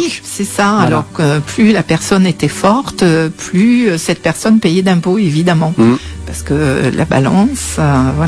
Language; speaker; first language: French; native; French